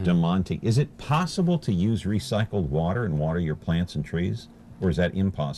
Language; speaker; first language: English; native; English